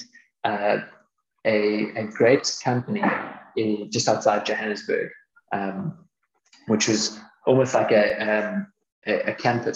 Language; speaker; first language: English; native; English